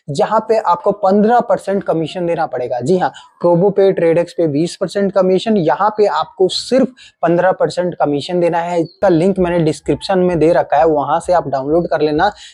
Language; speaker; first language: Hindi; native; Hindi